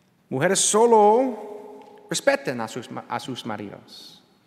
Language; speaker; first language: Spanish; non-native, learner; English